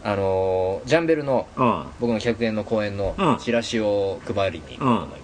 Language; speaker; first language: Japanese; native; Japanese